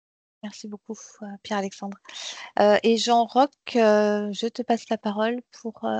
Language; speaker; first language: French; native; French